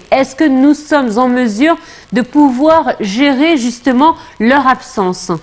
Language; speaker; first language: French; non-native, fluent; Arabic